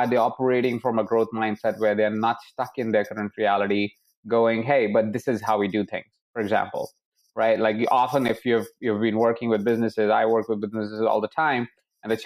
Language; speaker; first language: English; non-native, local second language; Hindi